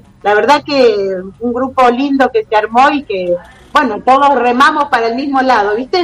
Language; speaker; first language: Spanish; native; Spanish